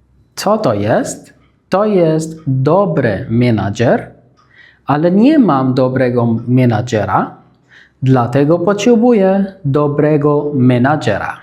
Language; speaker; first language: Polish; non-native, fluent; Arabic